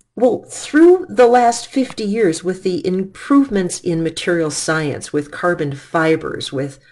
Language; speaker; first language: English; native; English